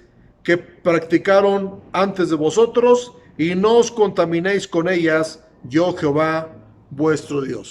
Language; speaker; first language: Spanish; native; Spanish